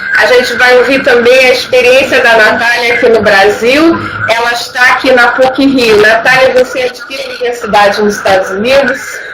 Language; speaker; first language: Portuguese; native; Portuguese